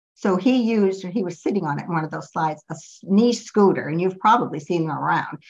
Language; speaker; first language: English; native; English